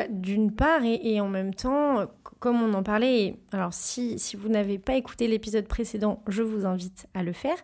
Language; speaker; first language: French; native; French